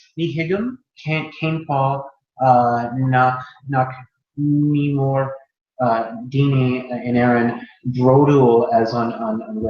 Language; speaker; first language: Irish; non-native, learner; English